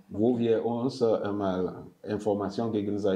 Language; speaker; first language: German; non-native, fluent; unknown